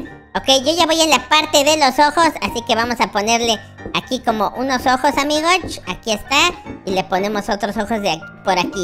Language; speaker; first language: Spanish; native; Spanish